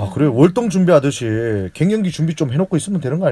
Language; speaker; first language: Korean; native; Korean